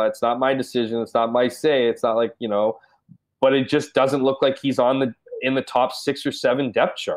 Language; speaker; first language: English; native; English